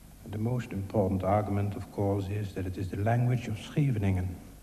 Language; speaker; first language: English; non-native, fluent; Dutch